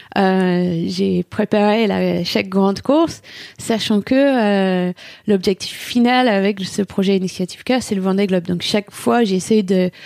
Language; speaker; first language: French; non-native, fluent; English